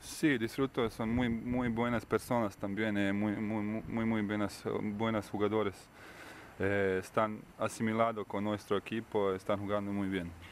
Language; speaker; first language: Spanish; non-native, learner; Bosnian